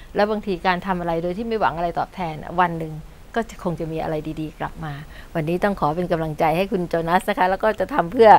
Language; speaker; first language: Thai; native; Thai